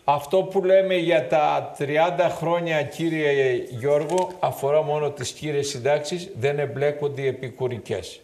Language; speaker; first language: Greek; native; Greek